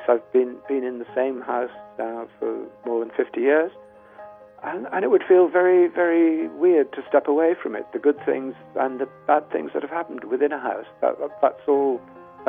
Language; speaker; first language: English; native; English